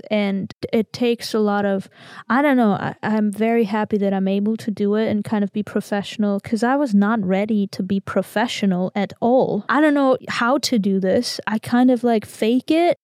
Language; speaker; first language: English; non-native, fluent; Armenian